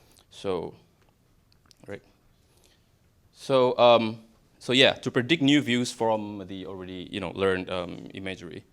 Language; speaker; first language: English; non-native, fluent; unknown